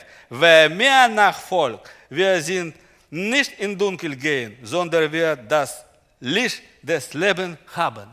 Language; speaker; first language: German; non-native, learner; Russian